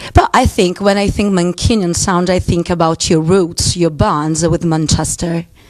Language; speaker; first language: English; non-native, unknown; Italian